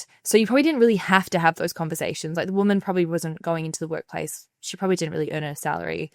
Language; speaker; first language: English; native; English